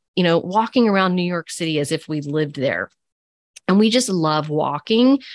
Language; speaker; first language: English; native; English